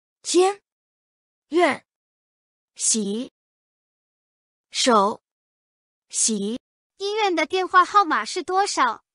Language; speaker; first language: Chinese; non-native, learner; English